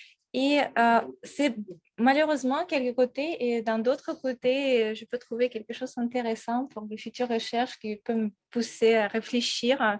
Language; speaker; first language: French; non-native, fluent; Russian